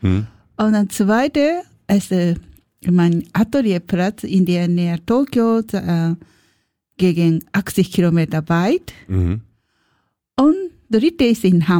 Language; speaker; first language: German; non-native, learner; Japanese